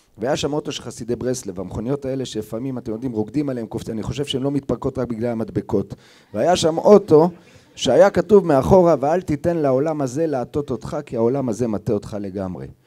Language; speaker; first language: Hebrew; native; Hebrew